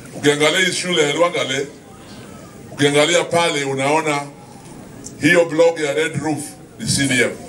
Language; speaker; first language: Swahili; native; Swahili